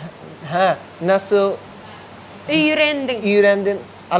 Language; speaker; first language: Turkish; non-native, learner; Thai